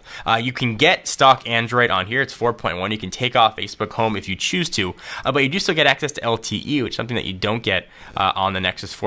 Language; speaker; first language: English; native; English